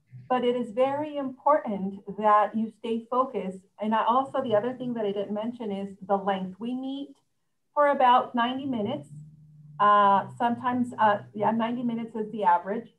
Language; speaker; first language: English; non-native, fluent; Spanish